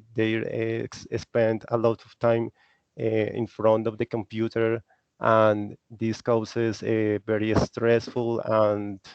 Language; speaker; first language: English; non-native, learner; Spanish